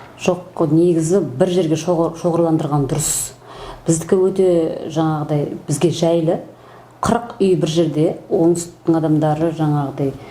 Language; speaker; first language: Kazakh; native; Kazakh